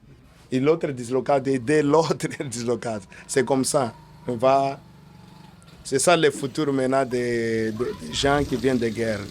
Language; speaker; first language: French; non-native, learner; Portuguese